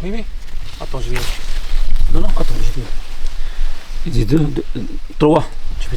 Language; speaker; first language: French; non-native, learner; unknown